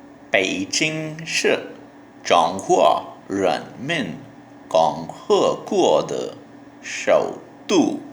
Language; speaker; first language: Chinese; non-native, learner; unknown